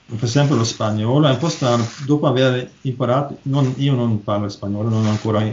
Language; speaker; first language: Italian; non-native, learner; Norwegian